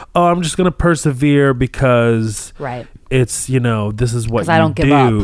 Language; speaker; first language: English; early bilingual, other home language; Arabic